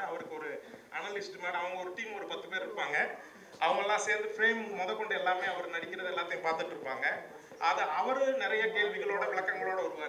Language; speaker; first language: Tamil; native; Tamil